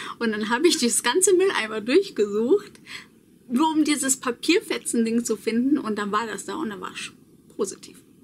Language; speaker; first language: German; early bilingual, other home language; Polish